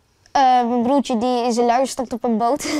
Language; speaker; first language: Dutch; early bilingual, other home language; Arabic